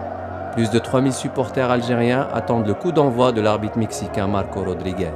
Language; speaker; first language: French; non-native, local second language; Arabic